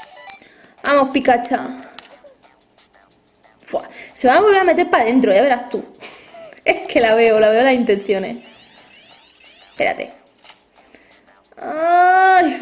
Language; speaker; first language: Spanish; native; Spanish